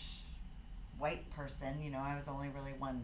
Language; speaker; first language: English; native; English